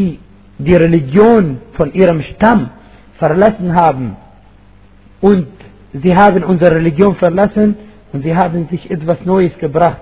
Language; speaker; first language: German; non-native, fluent; Arabic